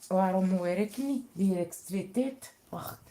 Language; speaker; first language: Dutch; non-native, learner; Kikuyu